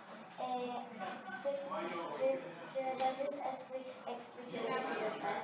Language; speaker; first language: French; early bilingual, other home language; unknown